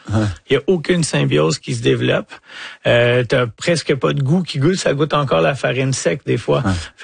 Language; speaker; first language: French; native; French